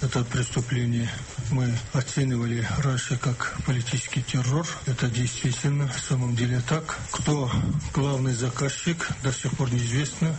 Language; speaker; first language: Russian; non-native, local second language; Kazakh